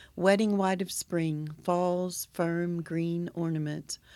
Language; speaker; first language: English; native; English